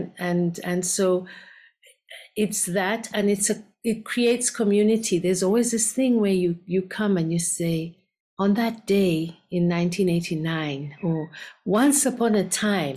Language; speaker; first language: English; non-native, local second language; Ganda